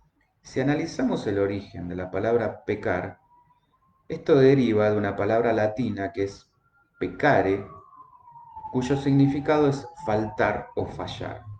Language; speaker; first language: Spanish; native; Spanish